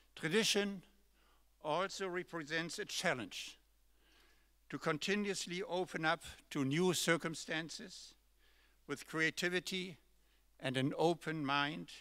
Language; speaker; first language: English; non-native, fluent; German